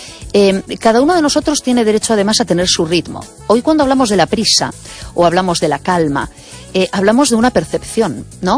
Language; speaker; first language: Spanish; native; Spanish